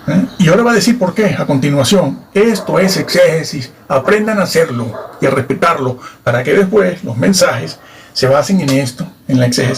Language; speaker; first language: Spanish; native; Spanish